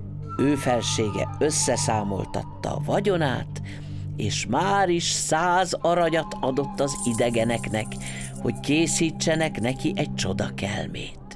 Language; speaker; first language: Hungarian; native; Hungarian